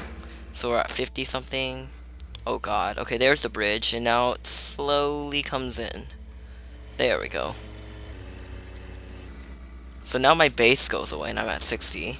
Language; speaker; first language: English; native; English